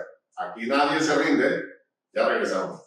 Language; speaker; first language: Spanish; native; Spanish